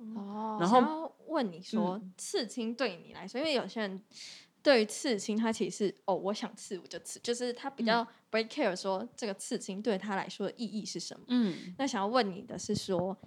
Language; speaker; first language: Chinese; non-native, local second language; Min Nan Chinese